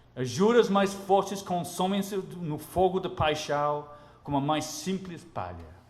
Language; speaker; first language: Portuguese; non-native, fluent; English